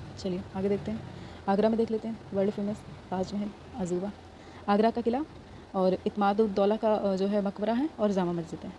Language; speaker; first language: Hindi; native; Hindi